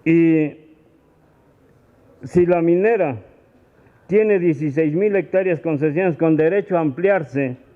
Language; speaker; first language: Spanish; native; Spanish